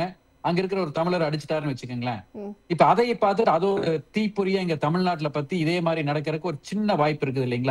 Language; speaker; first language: Tamil; native; Tamil